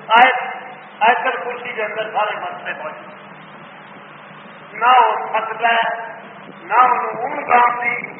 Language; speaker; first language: Urdu; non-native, local second language; Punjabi